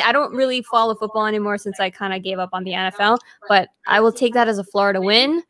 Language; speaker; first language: English; early bilingual, other home language; Spanish